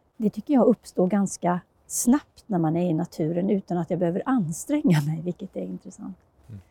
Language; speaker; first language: Swedish; native; Swedish